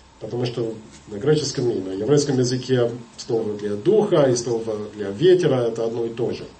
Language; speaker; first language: Russian; non-native, fluent; English